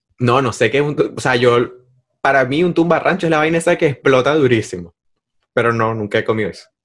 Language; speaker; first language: Spanish; native; Spanish